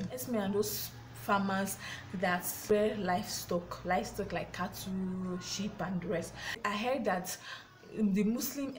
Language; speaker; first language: English; non-native, local second language; Yoruba